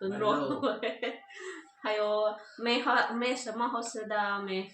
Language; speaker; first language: Chinese; non-native, fluent; Indonesian